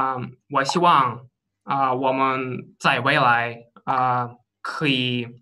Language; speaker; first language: Chinese; non-native, learner; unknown